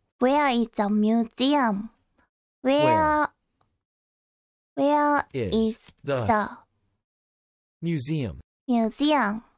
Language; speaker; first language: English; non-native, learner; Japanese